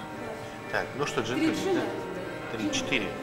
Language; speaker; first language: Russian; native; Russian